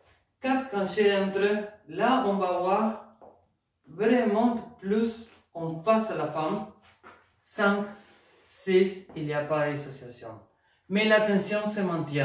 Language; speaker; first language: French; non-native, fluent; Spanish